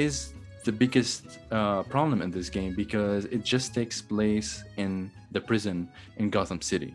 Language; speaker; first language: English; non-native, fluent; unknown